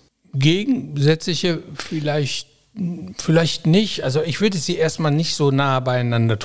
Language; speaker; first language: German; native; German